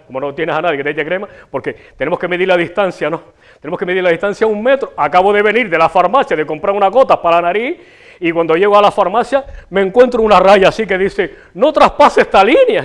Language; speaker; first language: Spanish; native; Spanish